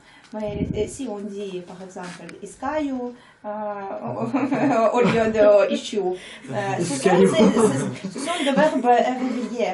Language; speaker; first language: French; non-native, fluent; Russian